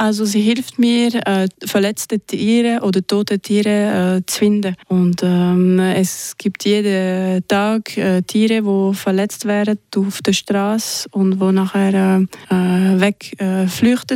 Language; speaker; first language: German; non-native, local second language; French